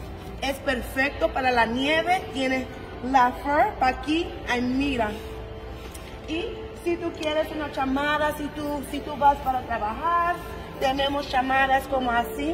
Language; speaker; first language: Spanish; early bilingual, heritage; English